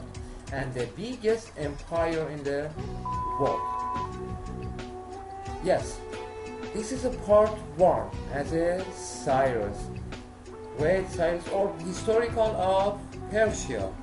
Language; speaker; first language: English; non-native, learner; Persian